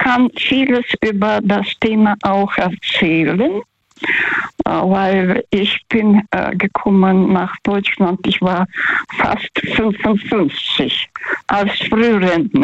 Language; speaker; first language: German; non-native, fluent; Russian